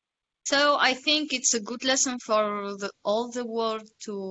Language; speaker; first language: English; non-native, learner; Arabic